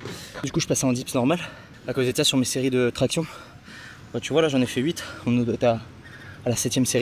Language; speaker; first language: French; native; French